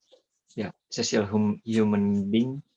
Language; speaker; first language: English; non-native, learner; Indonesian